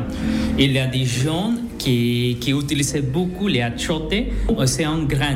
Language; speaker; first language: French; non-native, fluent; Spanish